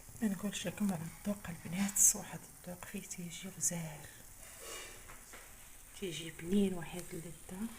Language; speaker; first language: Arabic; native; Arabic